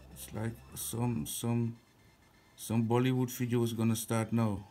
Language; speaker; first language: English; non-native, fluent; Dutch